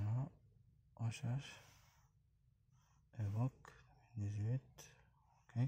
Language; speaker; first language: French; non-native, local second language; Arabic